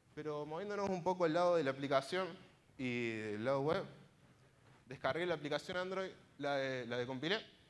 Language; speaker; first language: Spanish; native; Spanish